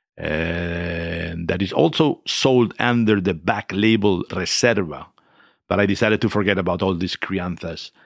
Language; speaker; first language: English; non-native, fluent; Spanish